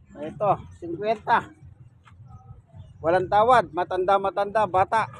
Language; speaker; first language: Filipino; native; Filipino